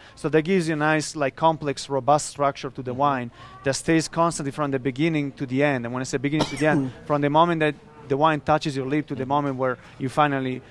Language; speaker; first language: English; non-native, fluent; Italian